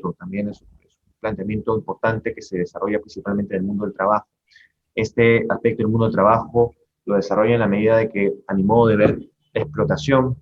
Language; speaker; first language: Spanish; native; Spanish